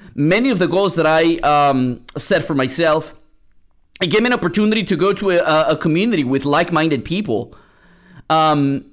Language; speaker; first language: English; early bilingual, other home language; Spanish